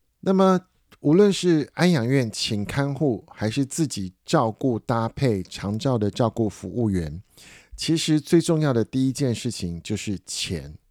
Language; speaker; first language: Chinese; native; Chinese